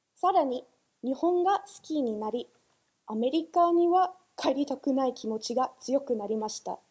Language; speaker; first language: Japanese; non-native, fluent; English